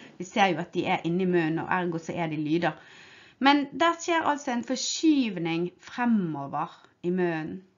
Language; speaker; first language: Norwegian; native; Norwegian